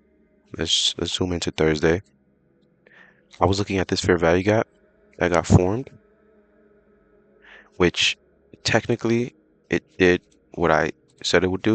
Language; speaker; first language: English; native; English